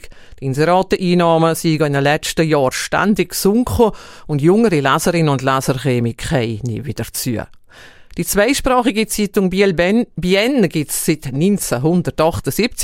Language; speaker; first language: German; native; German